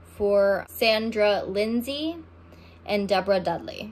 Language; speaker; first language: English; native; English